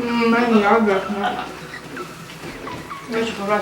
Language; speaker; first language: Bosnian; early bilingual, heritage; Serbian